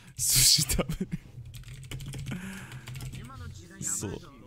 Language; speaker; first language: Japanese; non-native, learner; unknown